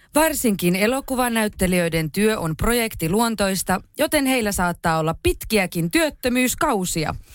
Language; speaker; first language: Finnish; native; Finnish